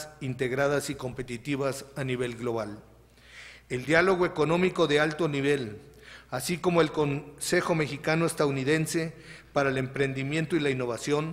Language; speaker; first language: Spanish; native; Spanish